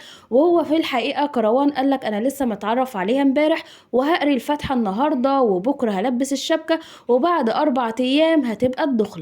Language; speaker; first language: Arabic; native; Arabic